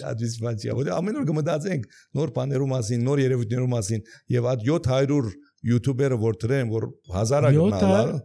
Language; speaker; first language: Armenian; native; Armenian